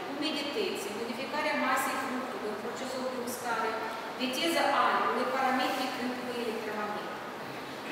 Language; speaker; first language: Romanian; native; Romanian